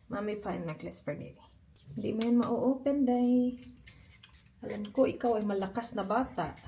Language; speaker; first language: Filipino; native; Filipino